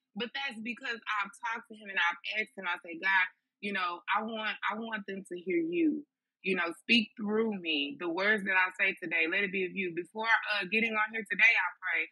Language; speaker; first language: English; native; English